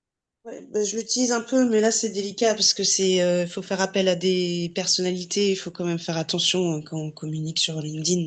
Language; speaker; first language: French; native; French